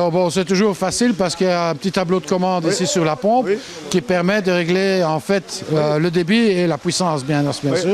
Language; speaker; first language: French; native; French